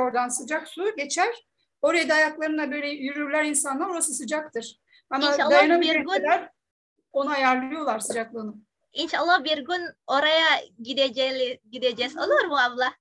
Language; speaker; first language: Turkish; non-native, fluent; Indonesian